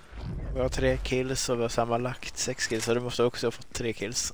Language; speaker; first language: Swedish; native; Swedish